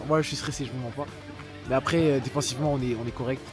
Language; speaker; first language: French; native; French